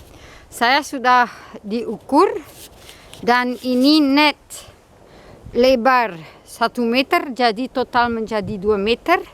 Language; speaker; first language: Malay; non-native, fluent; Dutch